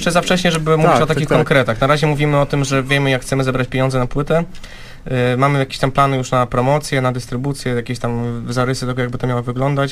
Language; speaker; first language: Polish; native; Polish